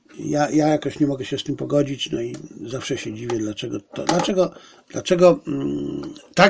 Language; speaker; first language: Polish; native; Polish